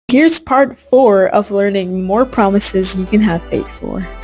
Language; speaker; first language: English; native; English